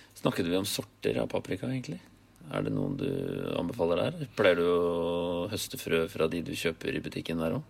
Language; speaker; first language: Norwegian; native; Norwegian